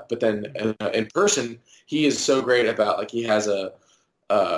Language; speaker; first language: English; native; English